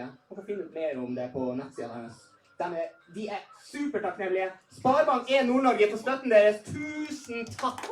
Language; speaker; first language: Norwegian; native; Norwegian